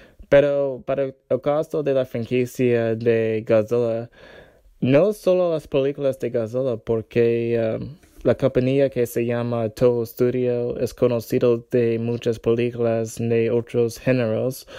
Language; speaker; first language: Spanish; non-native, learner; English